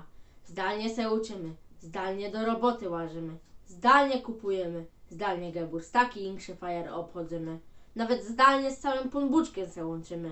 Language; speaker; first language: Polish; native; Polish